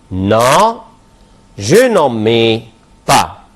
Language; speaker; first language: French; non-native, fluent; Arabic